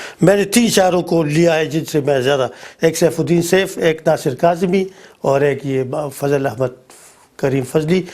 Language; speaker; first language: Urdu; non-native, local second language; Pashto